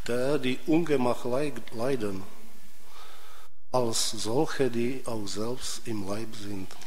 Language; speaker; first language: German; non-native, fluent; Czech